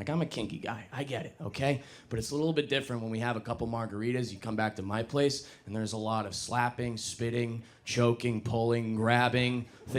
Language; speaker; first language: English; native; English